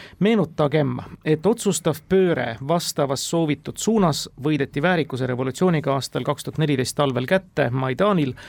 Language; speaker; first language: Estonian; native; Estonian